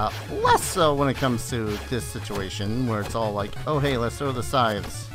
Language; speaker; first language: English; native; English